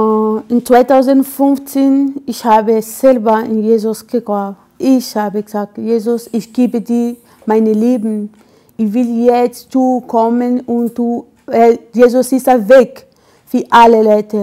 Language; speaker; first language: German; non-native, learner; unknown